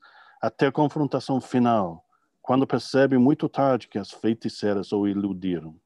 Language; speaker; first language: Portuguese; non-native, fluent; English